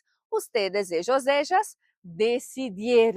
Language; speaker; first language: Spanish; non-native, fluent; Portuguese